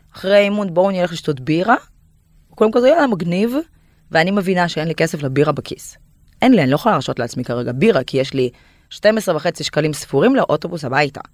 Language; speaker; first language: Hebrew; non-native, fluent; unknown